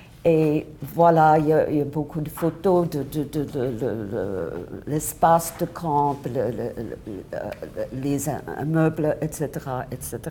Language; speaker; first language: French; non-native, fluent; English